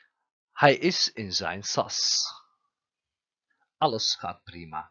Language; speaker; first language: Dutch; non-native, fluent; Turkish